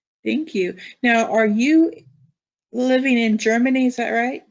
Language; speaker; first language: English; native; English